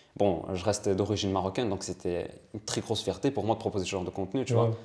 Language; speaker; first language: French; early bilingual, other home language; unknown